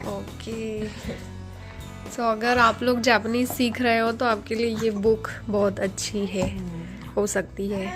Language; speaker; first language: Hindi; native; Hindi